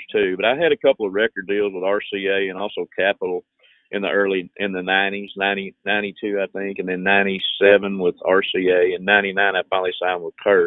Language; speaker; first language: English; native; English